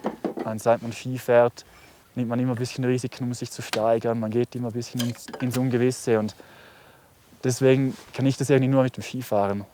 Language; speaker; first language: German; native; German